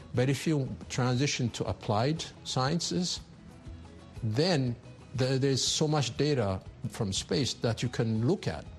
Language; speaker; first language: English; non-native, fluent; Amharic